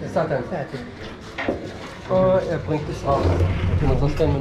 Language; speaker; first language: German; non-native, learner; Arabic